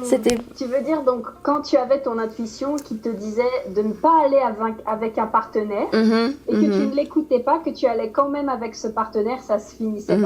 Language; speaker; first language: French; native; French